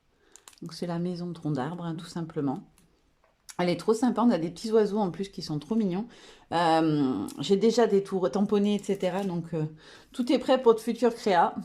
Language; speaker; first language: French; native; French